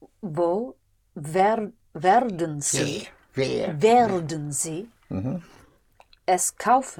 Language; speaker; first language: German; non-native, learner; English